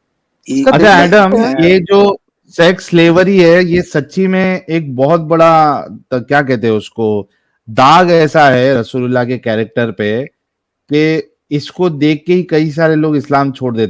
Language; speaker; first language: Hindi; native; Hindi